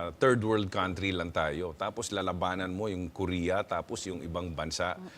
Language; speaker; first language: Filipino; non-native, local second language; Hiligaynon